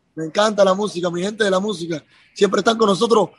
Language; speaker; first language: Spanish; native; Spanish